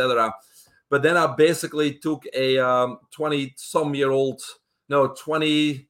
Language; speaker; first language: English; non-native, fluent; Dutch